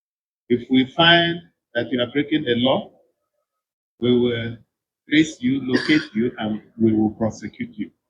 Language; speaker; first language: English; non-native, local second language; Igbo